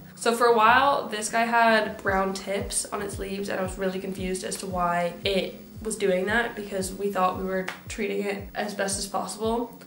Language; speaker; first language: English; native; English